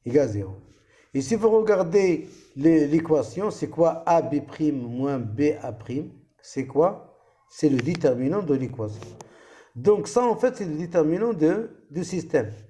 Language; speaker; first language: French; non-native, local second language; Arabic